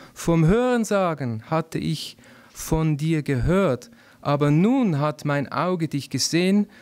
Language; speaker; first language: German; native; German